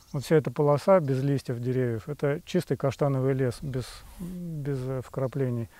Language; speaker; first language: Russian; native; Russian